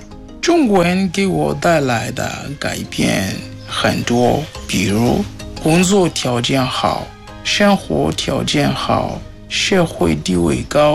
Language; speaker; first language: Chinese; non-native, fluent; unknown